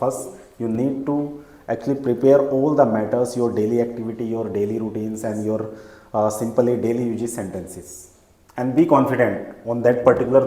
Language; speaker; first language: English; non-native, local second language; Hindi